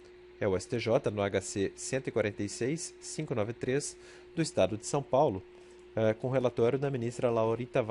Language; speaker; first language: Portuguese; native; Portuguese